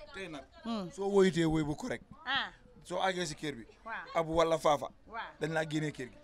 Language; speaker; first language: Wolof; non-native, local second language; Fula